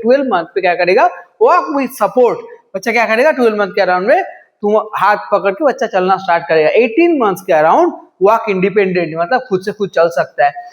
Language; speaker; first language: Hindi; non-native, local second language; Bangla